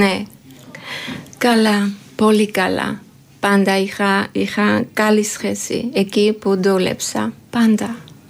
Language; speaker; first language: Greek; non-native, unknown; Georgian